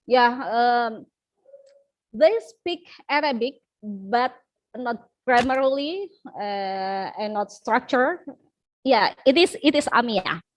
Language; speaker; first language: English; non-native, learner; Indonesian